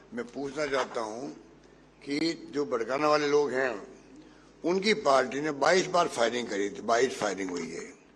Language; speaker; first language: Hindi; native; Hindi